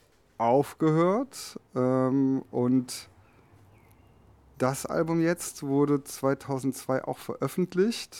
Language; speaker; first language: German; native; German